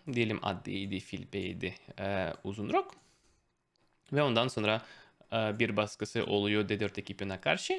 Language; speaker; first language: Turkish; non-native, fluent; Russian